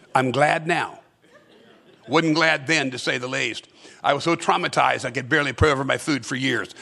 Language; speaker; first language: English; native; English